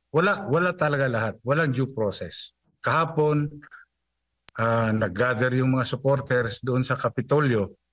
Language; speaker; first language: Filipino; non-native, local second language; Cebuano